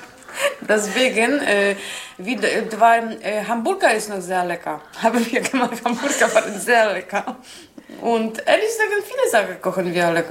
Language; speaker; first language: German; non-native, learner; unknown